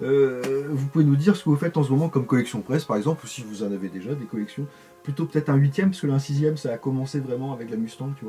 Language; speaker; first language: French; native; French